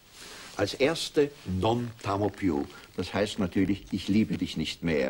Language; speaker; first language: German; native; German